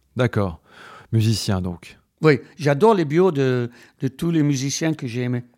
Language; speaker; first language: French; non-native, fluent; English